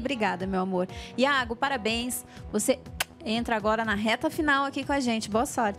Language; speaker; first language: Portuguese; native; Portuguese